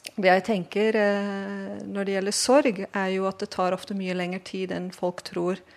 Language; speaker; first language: Norwegian; non-native, fluent; Dutch